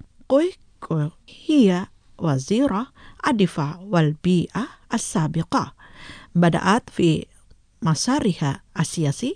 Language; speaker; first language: Arabic; non-native, fluent; Indonesian